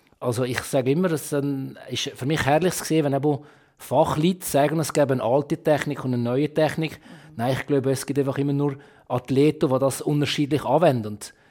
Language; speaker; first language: German; native; German